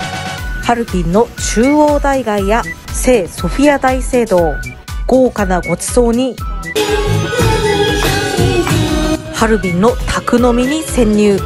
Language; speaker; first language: Japanese; native; Japanese